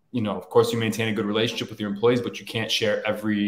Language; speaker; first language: English; native; English